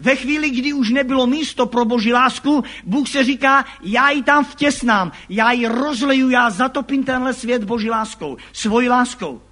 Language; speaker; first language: Czech; native; Czech